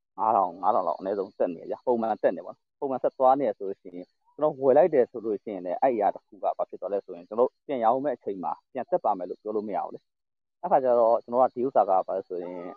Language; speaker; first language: Burmese; native; Burmese